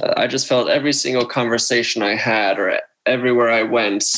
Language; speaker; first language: English; native; English